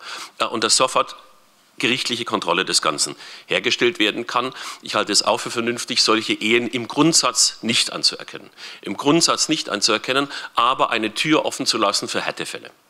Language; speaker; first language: German; native; German